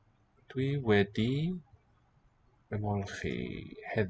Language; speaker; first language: Welsh; non-native, learner; English